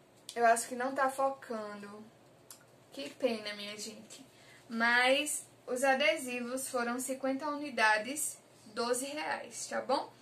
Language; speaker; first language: Portuguese; native; Portuguese